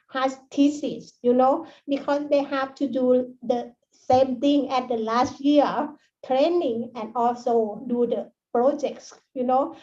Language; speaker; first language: English; non-native, learner; Thai